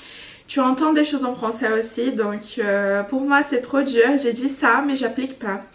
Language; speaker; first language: French; non-native, fluent; Portuguese